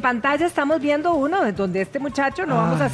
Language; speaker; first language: Spanish; native; Spanish